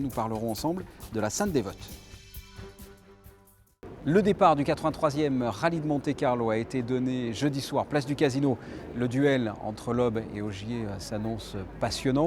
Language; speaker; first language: French; native; French